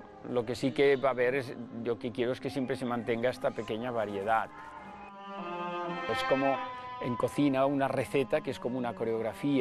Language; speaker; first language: Spanish; non-native, local second language; Catalan